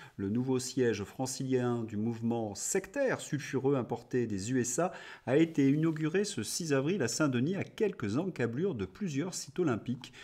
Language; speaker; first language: French; native; French